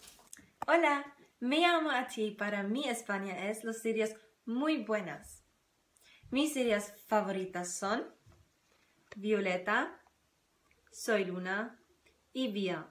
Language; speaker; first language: Spanish; non-native, learner; German